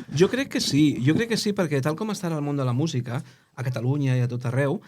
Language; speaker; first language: Catalan; native; Catalan